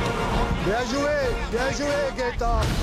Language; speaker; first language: French; non-native, local second language; Dutch